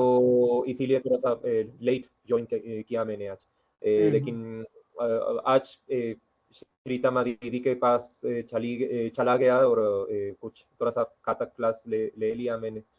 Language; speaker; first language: Hindi; non-native, fluent; Spanish